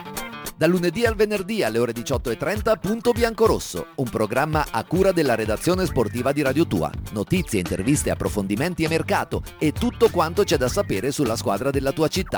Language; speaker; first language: Italian; native; Italian